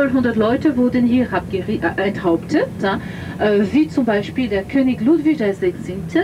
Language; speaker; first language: German; non-native, fluent; French